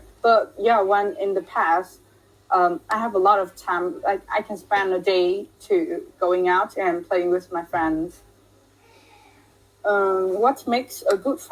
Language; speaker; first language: English; non-native, fluent; Vietnamese